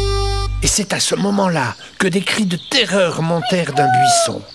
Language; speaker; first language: French; native; French